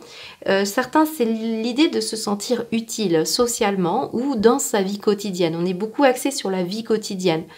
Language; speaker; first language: French; native; French